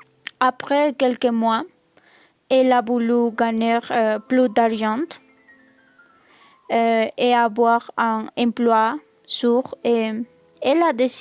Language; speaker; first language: French; non-native, learner; Spanish